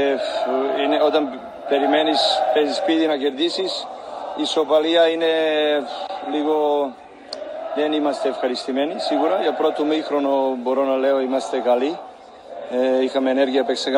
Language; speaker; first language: Greek; non-native, learner; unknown